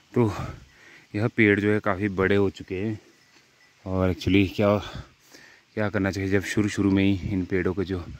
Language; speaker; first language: Hindi; native; Hindi